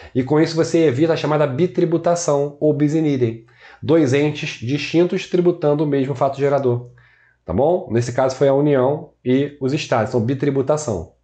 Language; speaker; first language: Portuguese; native; Portuguese